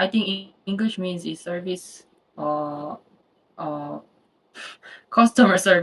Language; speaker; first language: English; non-native, fluent; Korean